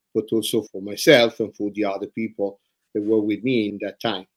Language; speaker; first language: English; non-native, fluent; Italian